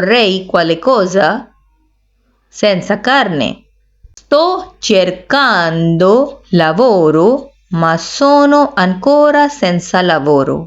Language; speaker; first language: Italian; non-native, learner; Urdu